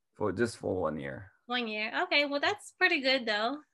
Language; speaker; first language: English; non-native, learner; Japanese